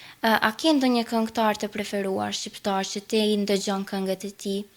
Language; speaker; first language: Albanian; native; Albanian